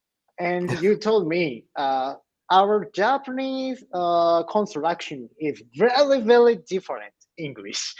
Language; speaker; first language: English; non-native, learner; Japanese